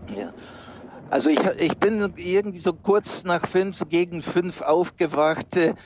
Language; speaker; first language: German; non-native, fluent; Polish